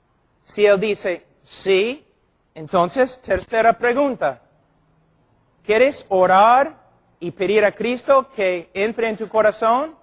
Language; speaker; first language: Spanish; non-native, fluent; English